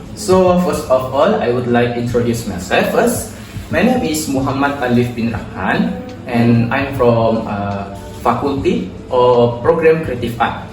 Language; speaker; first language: English; non-native, local second language; Malay